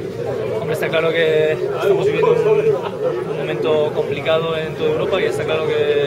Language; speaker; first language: Spanish; native; Spanish